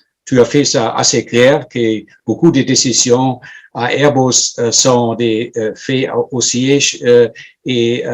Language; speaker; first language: French; non-native, fluent; German